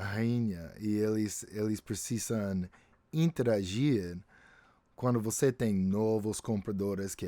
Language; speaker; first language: Portuguese; non-native, fluent; English